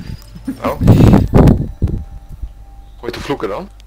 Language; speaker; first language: Dutch; native; Dutch